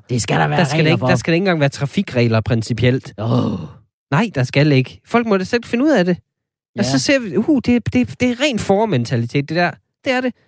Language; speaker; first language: Danish; native; Danish